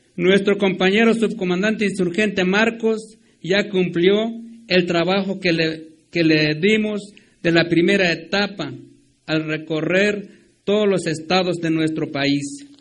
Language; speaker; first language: Spanish; non-native, local second language; Tzotzil